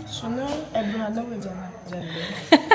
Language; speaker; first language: Turkish; non-native, learner; Indonesian